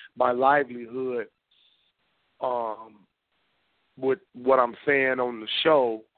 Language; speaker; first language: English; native; English